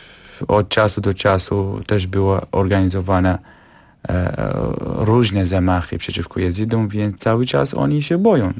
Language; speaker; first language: Polish; non-native, fluent; Kurdish